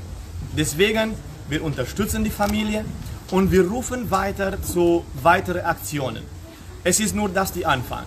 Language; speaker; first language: German; non-native, fluent; Romanian